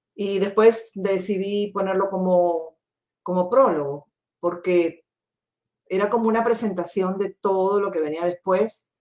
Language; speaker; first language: Spanish; native; Spanish